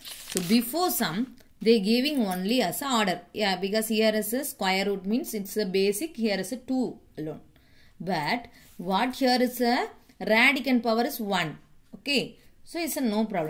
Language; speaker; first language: English; non-native, local second language; Tamil